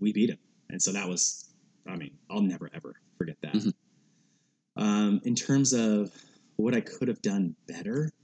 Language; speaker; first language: English; native; English